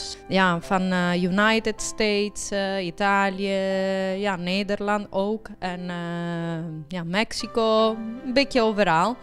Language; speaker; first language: Dutch; early bilingual, heritage; Italian